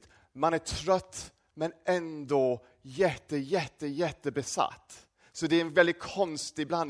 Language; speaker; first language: Swedish; non-native, fluent; English